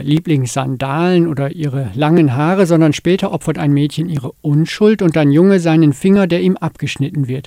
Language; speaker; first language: German; native; German